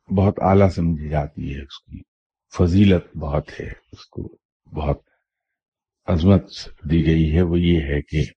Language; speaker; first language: Urdu; native; Urdu